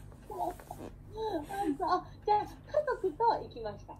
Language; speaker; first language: Japanese; native; Japanese